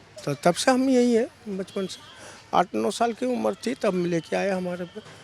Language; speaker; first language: Hindi; non-native, local second language; Bangla